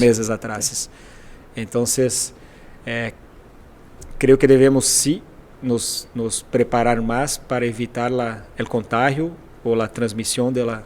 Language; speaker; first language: Spanish; non-native, fluent; Portuguese